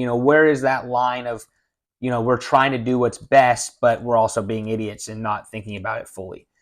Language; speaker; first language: English; native; English